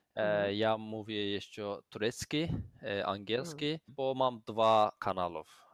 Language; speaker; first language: Polish; non-native, learner; Azerbaijani